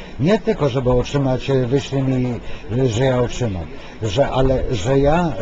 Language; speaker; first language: Polish; non-native, fluent; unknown